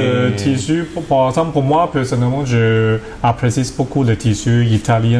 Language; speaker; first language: French; non-native, learner; Cantonese